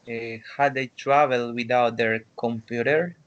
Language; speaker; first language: English; non-native, learner; Spanish